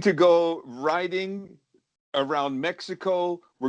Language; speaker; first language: English; native; English